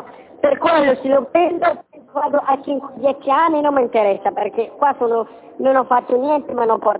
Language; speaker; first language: Italian; non-native, learner; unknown